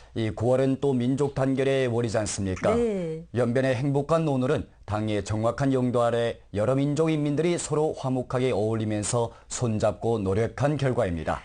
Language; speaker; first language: Korean; early bilingual, heritage; Korean